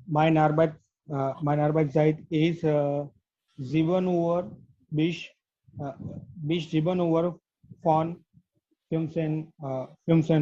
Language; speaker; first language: German; non-native, learner; Gujarati